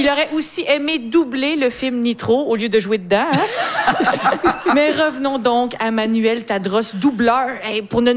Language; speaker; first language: French; native; French